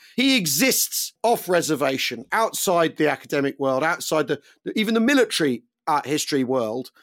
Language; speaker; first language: English; native; English